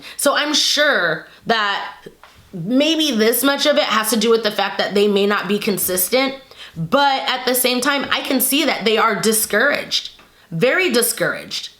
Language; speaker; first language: English; native; English